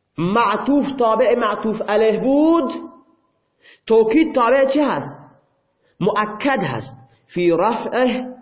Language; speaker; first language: Persian; non-native, local second language; Baluchi